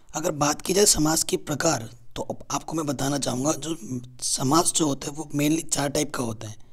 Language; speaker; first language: Hindi; native; Hindi